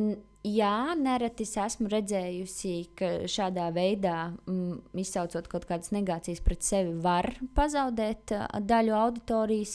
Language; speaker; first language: Latvian; native; Latvian